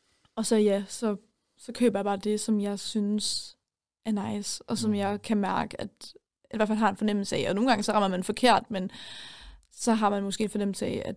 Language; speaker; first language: Danish; native; Danish